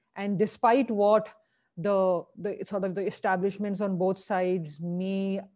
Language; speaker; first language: English; non-native, local second language; Hindi